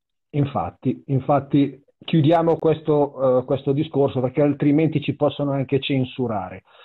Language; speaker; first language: Italian; native; Italian